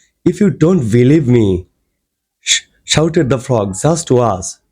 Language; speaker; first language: English; non-native, local second language; Bangla